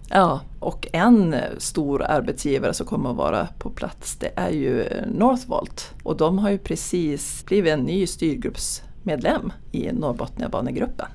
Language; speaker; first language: Swedish; native; Swedish